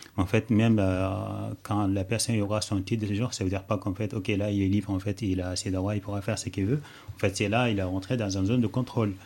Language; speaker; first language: French; non-native, fluent; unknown